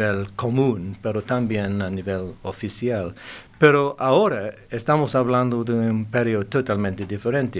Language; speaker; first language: Spanish; non-native, fluent; English